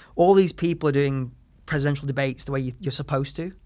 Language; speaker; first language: English; native; English